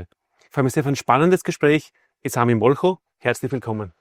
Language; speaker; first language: German; native; German